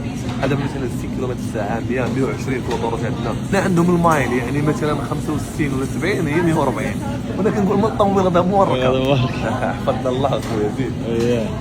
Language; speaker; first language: Arabic; native; Arabic